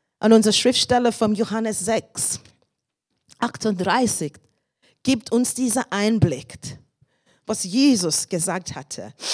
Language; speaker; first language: German; non-native, fluent; English